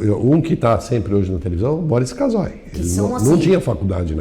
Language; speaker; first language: Portuguese; native; Portuguese